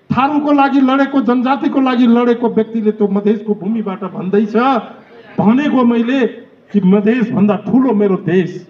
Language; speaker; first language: Nepali; non-native, local second language; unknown